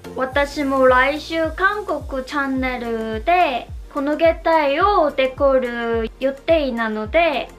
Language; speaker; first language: Japanese; non-native, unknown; Korean